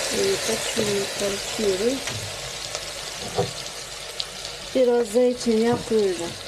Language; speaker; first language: Turkish; non-native, learner; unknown